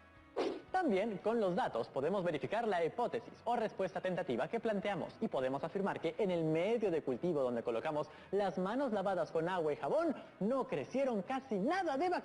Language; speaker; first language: Spanish; native; Spanish